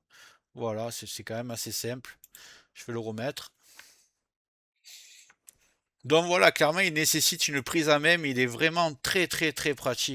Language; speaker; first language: French; native; French